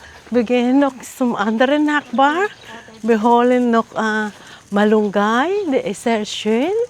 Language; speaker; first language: German; non-native, fluent; Filipino